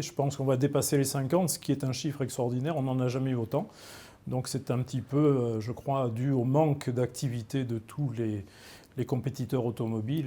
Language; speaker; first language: French; native; French